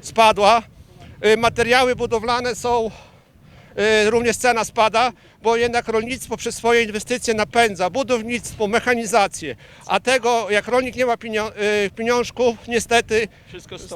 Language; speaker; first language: Polish; native; Polish